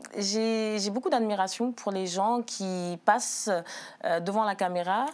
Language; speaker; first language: French; early bilingual, other home language; Sango